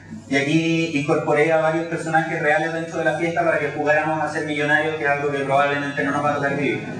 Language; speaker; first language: Spanish; native; Spanish